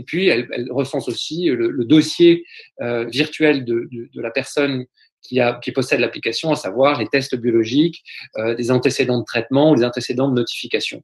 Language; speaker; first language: French; native; French